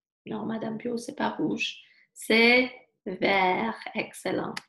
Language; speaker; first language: French; non-native, fluent; English